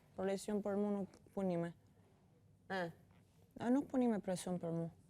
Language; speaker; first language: Albanian; early bilingual, heritage; Albanian